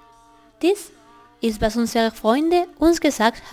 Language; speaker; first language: German; non-native, learner; Spanish